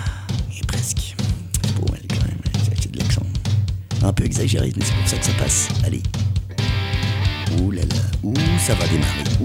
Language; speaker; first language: French; native; French